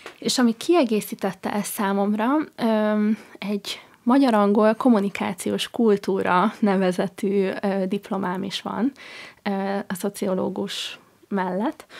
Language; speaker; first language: Hungarian; non-native, fluent; English